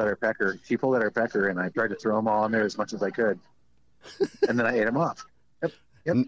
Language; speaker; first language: English; native; English